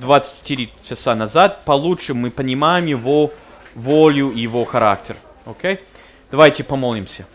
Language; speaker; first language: Russian; non-native, fluent; English